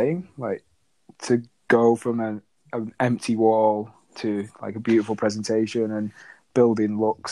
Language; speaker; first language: English; native; English